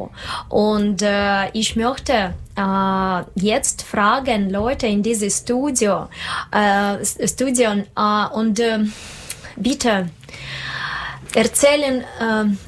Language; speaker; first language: German; non-native, learner; Russian